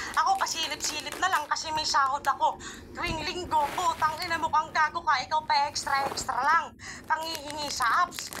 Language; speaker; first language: Filipino; non-native, local second language; Hiligaynon